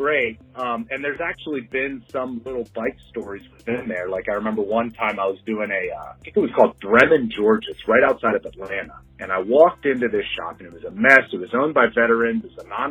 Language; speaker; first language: English; native; English